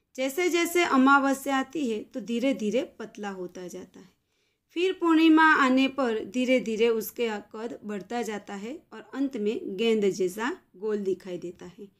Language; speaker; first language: Hindi; non-native, local second language; Gujarati